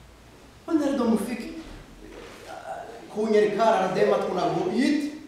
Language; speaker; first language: Swedish; non-native, fluent; Rundi